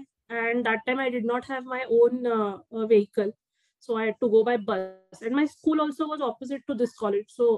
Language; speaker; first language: English; non-native, local second language; Marathi